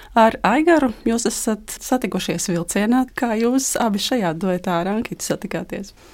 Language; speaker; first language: Latvian; native; Latvian